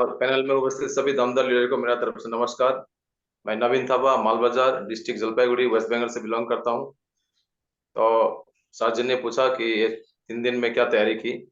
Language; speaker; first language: Hindi; non-native, local second language; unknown